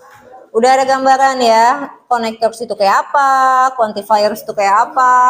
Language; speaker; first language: Indonesian; native; Indonesian